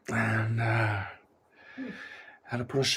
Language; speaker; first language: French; non-native, learner; English